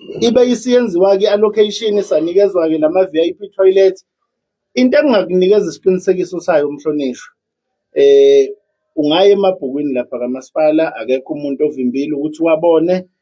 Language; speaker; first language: Zulu; native; Zulu